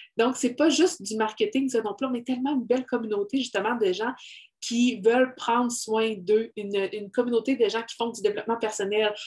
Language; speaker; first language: French; native; French